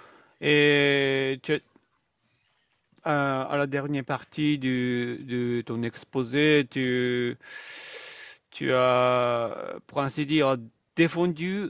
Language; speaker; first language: French; non-native, fluent; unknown